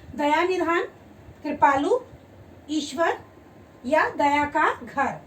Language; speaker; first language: Hindi; native; Hindi